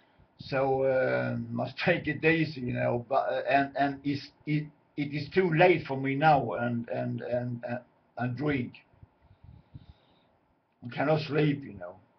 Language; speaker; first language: English; non-native, learner; Swedish